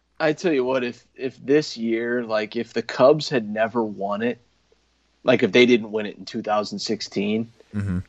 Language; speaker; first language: English; native; English